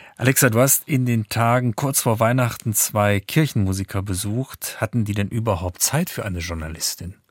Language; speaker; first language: German; native; German